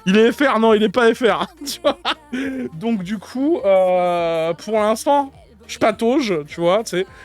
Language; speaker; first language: French; native; French